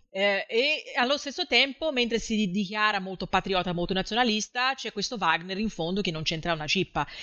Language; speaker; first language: Italian; non-native, fluent; Portuguese